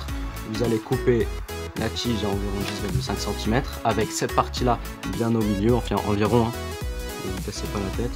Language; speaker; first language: French; native; French